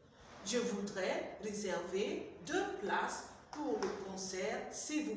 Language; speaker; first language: French; non-native, fluent; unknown